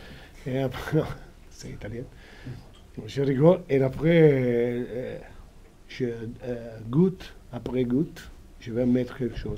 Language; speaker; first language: French; non-native, fluent; Italian